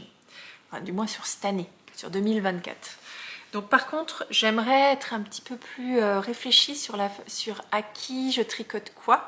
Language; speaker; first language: French; native; French